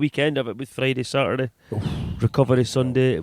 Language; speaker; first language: English; native; English